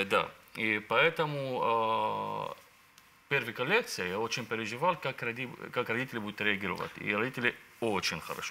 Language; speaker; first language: Russian; non-native, learner; Arabic